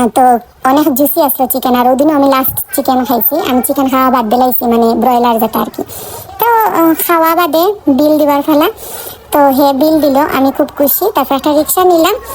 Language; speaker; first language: Bangla; non-native, local second language; Sylheti